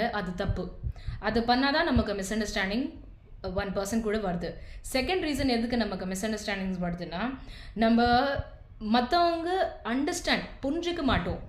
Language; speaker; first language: Tamil; non-native, local second language; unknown